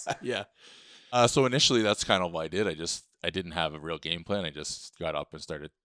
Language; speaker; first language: English; native; English